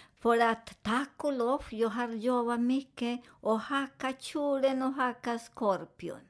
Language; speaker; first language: Swedish; non-native, fluent; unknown